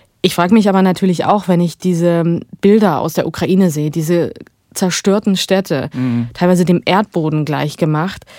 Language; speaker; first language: German; native; German